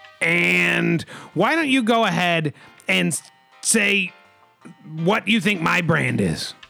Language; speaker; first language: English; native; English